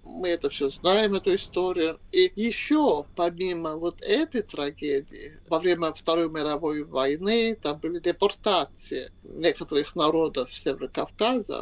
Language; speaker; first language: Russian; non-native, fluent; Swedish